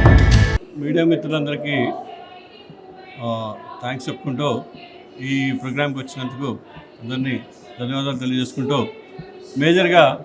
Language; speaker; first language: Telugu; native; Telugu